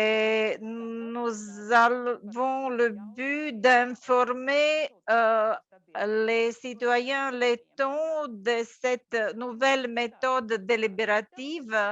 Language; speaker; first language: French; non-native, fluent; Latvian